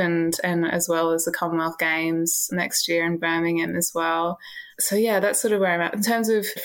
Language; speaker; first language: English; native; English